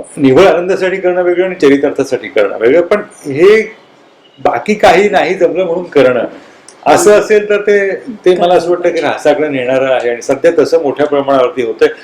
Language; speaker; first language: Marathi; native; Marathi